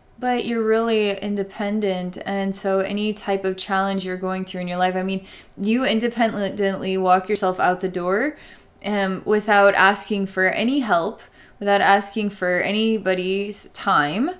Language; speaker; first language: English; native; English